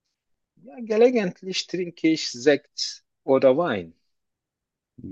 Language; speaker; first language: German; non-native, learner; Turkish